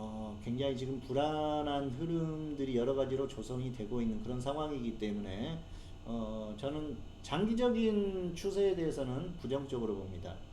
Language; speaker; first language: Korean; native; Korean